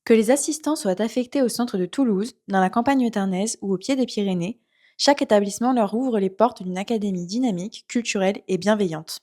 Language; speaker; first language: French; native; French